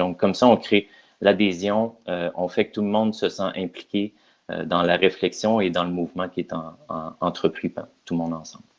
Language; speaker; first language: French; native; French